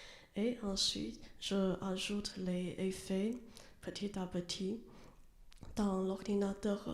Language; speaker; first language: French; non-native, learner; Chinese